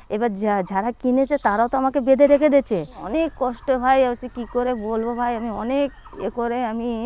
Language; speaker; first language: Bangla; non-native, local second language; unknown